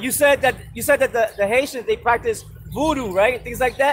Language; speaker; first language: English; native; English